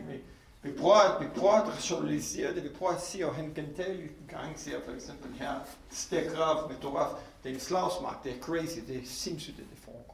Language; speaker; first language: Danish; non-native, fluent; Hebrew